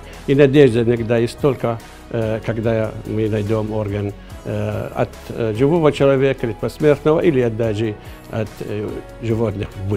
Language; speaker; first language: Russian; non-native, fluent; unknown